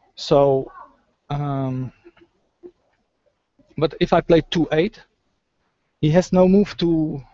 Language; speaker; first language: English; non-native, fluent; Dutch